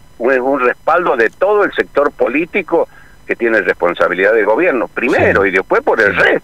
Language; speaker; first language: Spanish; native; Spanish